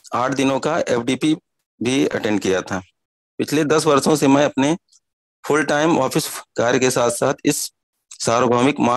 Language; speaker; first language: Hindi; native; Hindi